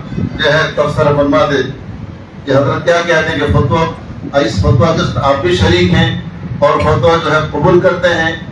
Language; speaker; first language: Urdu; non-native, local second language; Bangla